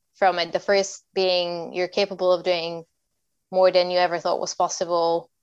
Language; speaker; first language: English; non-native, fluent; Bulgarian